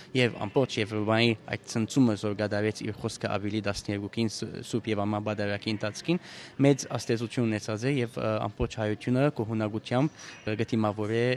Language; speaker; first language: Armenian; native; Armenian